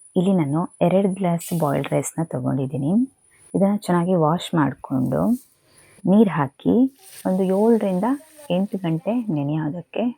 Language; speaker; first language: Kannada; non-native, local second language; Tulu